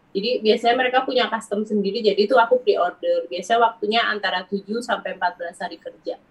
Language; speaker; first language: Indonesian; native; Indonesian